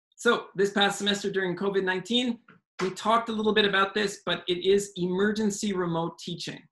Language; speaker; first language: English; native; English